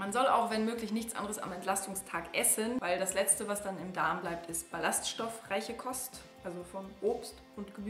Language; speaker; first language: German; native; German